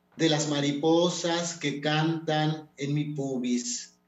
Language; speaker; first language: Spanish; non-native, local second language; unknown